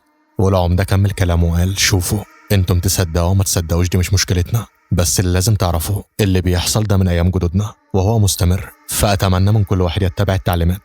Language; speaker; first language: Arabic; native; Arabic